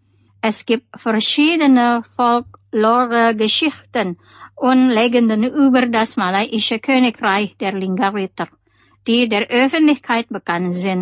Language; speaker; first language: German; non-native, fluent; Indonesian